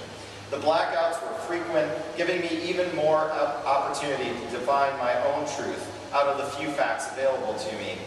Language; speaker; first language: English; native; English